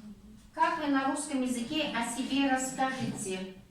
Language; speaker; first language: Russian; non-native, local second language; Kazakh